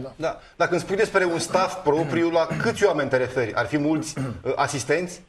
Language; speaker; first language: Romanian; native; Romanian